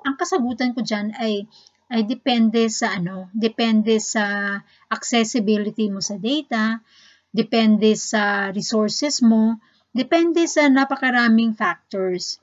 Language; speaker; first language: Filipino; native; Filipino